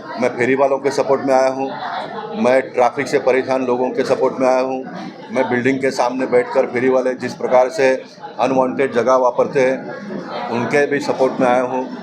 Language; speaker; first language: Hindi; non-native, local second language; Tulu